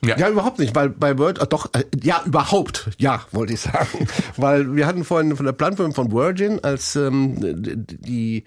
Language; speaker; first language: German; native; German